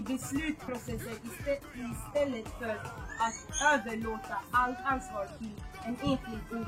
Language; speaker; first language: Swedish; non-native, fluent; Lingala